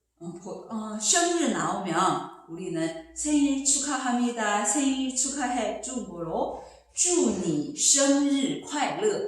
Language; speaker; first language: Korean; non-native, fluent; Chinese